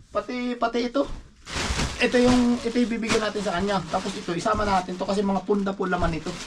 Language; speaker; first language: Filipino; native; Filipino